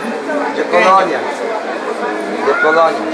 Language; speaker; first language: Spanish; non-native, learner; Polish